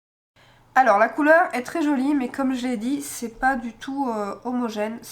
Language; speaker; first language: French; native; French